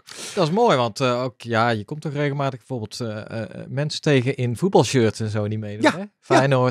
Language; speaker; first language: Dutch; native; Dutch